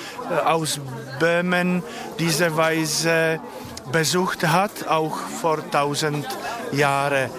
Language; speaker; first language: German; non-native, fluent; Czech